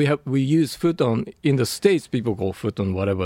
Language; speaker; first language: English; non-native, fluent; Japanese